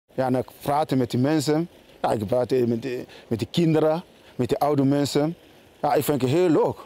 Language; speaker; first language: Dutch; non-native, learner; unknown